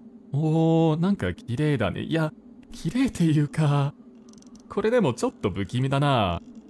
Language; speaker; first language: Japanese; non-native, fluent; English